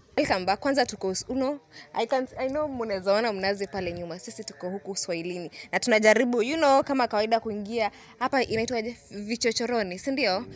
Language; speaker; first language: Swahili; native; Swahili